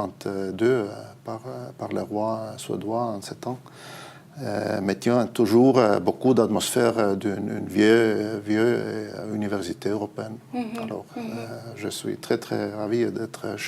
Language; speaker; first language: French; non-native, fluent; Estonian